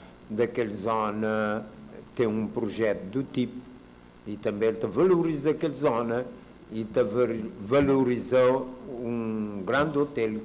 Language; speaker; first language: Portuguese; non-native, local second language; Kabuverdianu